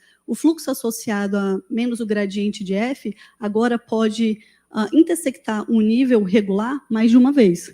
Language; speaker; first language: Portuguese; native; Portuguese